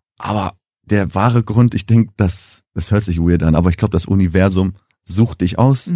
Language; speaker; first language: German; early bilingual, heritage; German